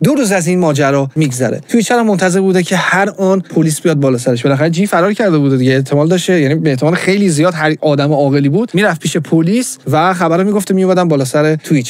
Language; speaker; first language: Persian; native; Persian